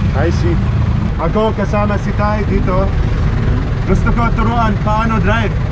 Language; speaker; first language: Filipino; non-native, learner; Arabic